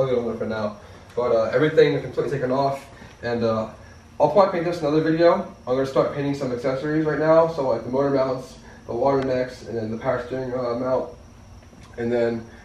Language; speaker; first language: English; native; English